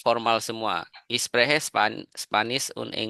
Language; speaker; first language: German; non-native, learner; Indonesian